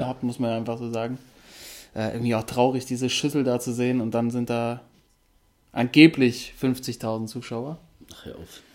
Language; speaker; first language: German; native; German